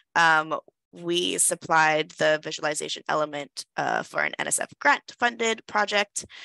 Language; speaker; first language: English; native; English